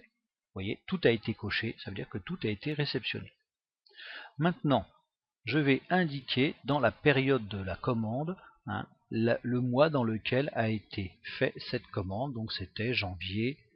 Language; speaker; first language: French; native; French